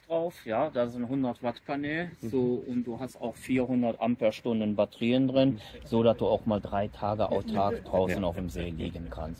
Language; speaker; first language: German; native; German